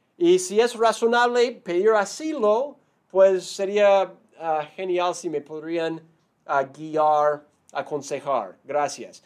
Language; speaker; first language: Spanish; non-native, fluent; English